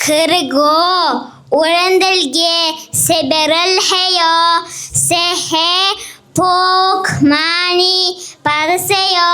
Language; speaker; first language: Korean; non-native, learner; Uzbek